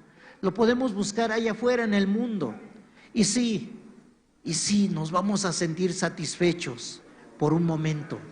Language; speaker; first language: Spanish; native; Spanish